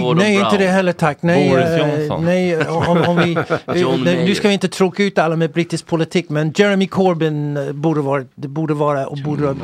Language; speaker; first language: Swedish; early bilingual, other home language; English